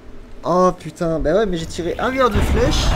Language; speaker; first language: French; native; French